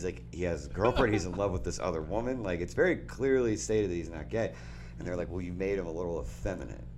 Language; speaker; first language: English; native; English